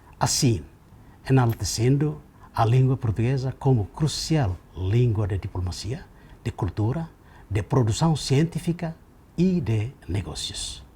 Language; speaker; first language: Portuguese; non-native, local second language; Tetum